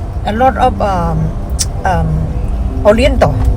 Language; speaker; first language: English; non-native, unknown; Thai